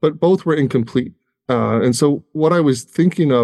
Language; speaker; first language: English; native; English